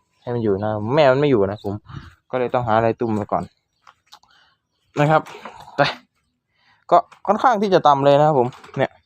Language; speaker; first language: Thai; native; Thai